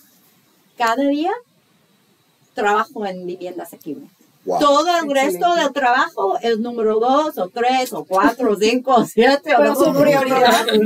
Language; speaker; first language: Spanish; non-native, fluent; English